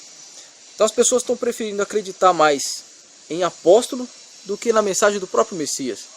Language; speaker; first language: Portuguese; native; Portuguese